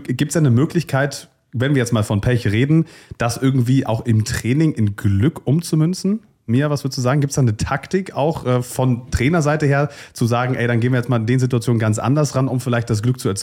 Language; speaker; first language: German; native; German